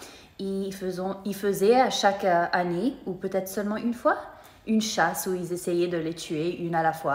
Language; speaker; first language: French; non-native, fluent; English